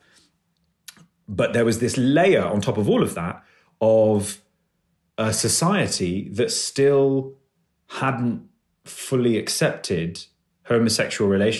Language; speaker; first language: English; native; English